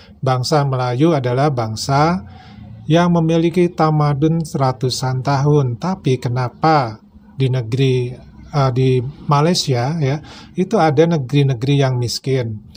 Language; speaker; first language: Indonesian; native; Indonesian